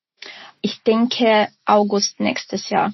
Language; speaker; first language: German; non-native, fluent; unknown